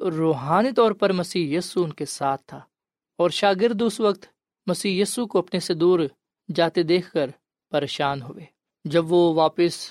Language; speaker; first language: Urdu; non-native, local second language; Punjabi